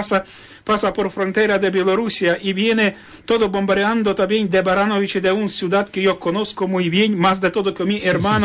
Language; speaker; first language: Spanish; non-native, learner; Ukrainian